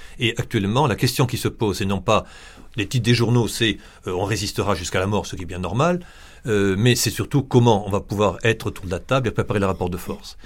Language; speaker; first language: French; native; French